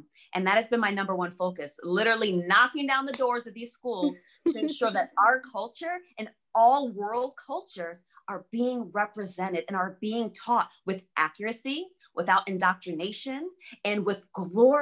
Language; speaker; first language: English; early bilingual, other home language; German